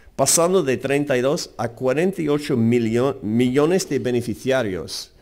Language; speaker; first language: Spanish; non-native, fluent; English